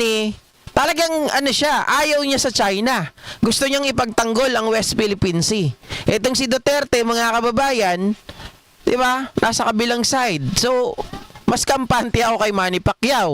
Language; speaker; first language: Filipino; native; Filipino